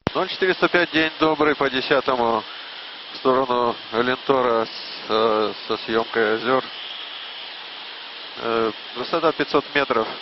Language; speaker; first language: Russian; native; Russian